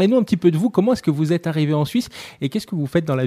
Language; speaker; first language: French; native; French